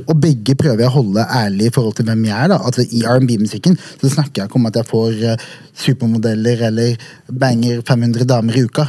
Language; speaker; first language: Norwegian; early bilingual, other home language; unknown